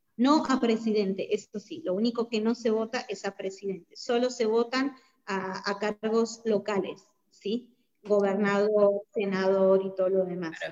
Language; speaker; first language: Spanish; native; Spanish